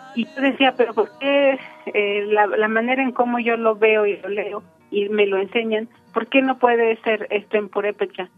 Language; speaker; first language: Spanish; non-native, local second language; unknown